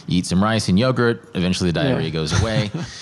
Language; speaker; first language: English; native; English